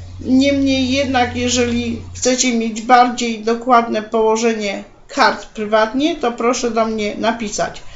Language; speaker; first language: Polish; native; Polish